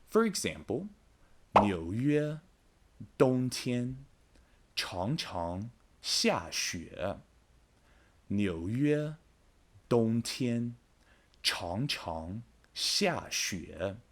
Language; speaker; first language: Chinese; non-native, fluent; English